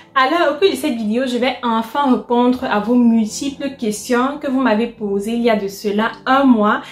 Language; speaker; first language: French; native; French